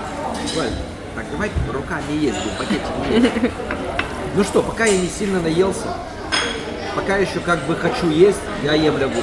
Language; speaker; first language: Russian; native; Russian